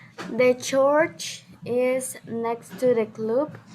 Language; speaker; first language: English; non-native, learner; Spanish